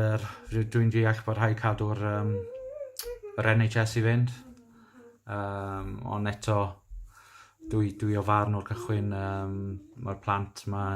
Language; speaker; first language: Welsh; native; Welsh